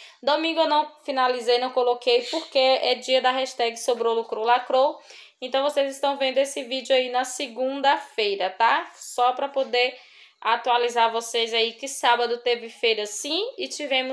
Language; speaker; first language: Portuguese; native; Portuguese